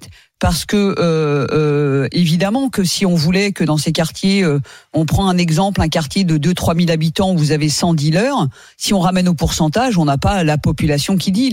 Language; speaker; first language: French; native; French